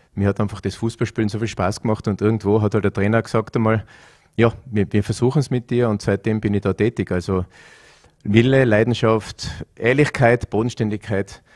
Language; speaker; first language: German; native; German